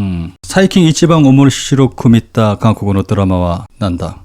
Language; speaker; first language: Japanese; non-native, fluent; Korean